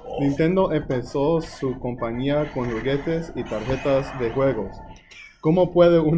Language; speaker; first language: Spanish; non-native, learner; English